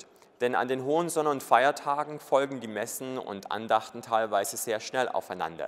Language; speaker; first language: German; native; German